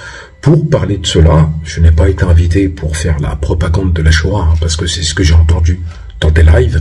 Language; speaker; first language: French; native; French